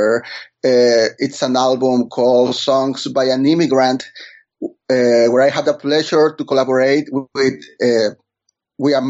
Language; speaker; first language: English; non-native, fluent; Spanish